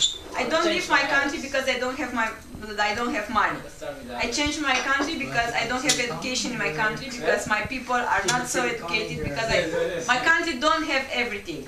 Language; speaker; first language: English; non-native, local second language; Romanian